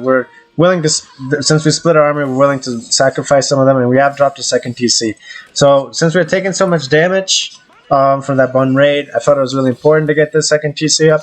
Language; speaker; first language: English; native; English